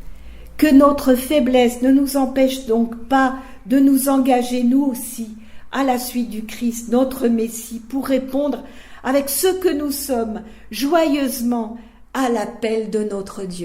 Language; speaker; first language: French; native; French